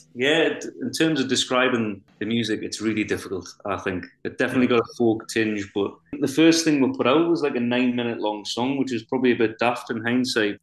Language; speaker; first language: English; native; English